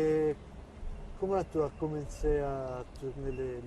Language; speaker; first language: French; non-native, learner; Italian